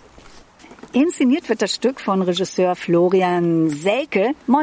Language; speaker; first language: German; native; German